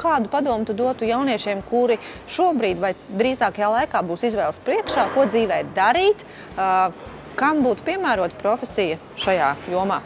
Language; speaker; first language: Latvian; native; Latvian